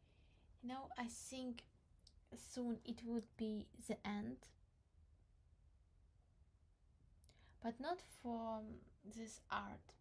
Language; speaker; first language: English; non-native, learner; Crimean Tatar